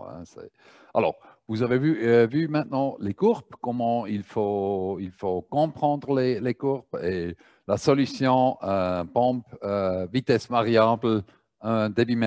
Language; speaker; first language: French; non-native, fluent; German